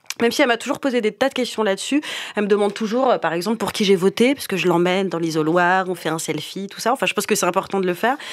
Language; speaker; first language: French; native; French